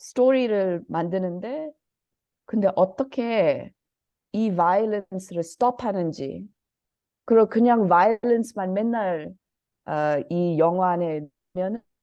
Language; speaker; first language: Korean; early bilingual, heritage; Korean